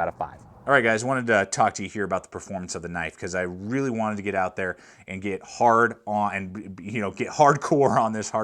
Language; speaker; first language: English; native; English